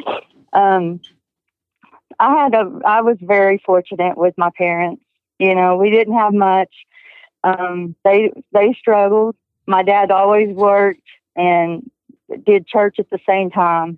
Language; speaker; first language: English; native; English